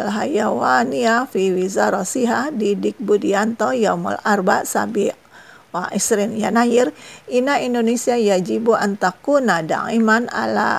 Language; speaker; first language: Arabic; non-native, fluent; Indonesian